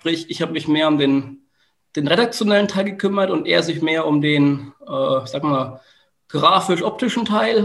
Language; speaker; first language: German; native; German